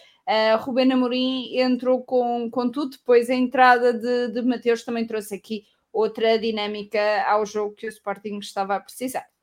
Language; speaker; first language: Portuguese; native; Portuguese